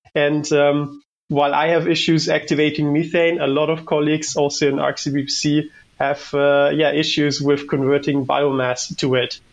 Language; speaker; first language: English; non-native, fluent; German